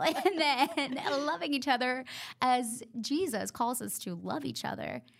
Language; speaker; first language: English; non-native, fluent; Spanish